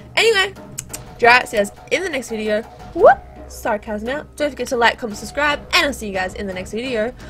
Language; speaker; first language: English; native; English